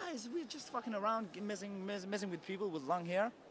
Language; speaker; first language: English; non-native, learner; Danish